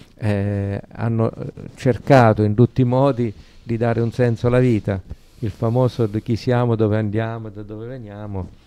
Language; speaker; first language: Italian; native; Italian